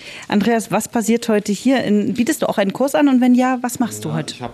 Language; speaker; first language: German; native; German